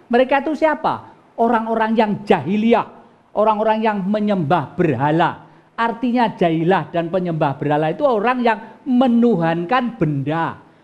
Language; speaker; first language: Indonesian; non-native, local second language; Javanese